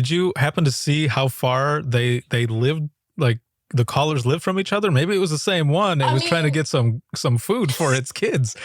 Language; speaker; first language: English; native; English